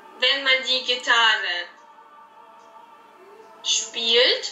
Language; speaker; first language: German; native; German